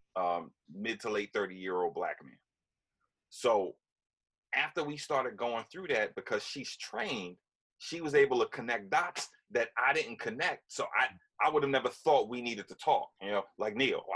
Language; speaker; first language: English; native; English